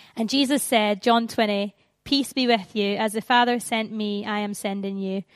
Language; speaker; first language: English; native; English